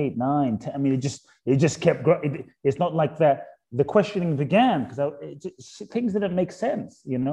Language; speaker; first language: English; native; English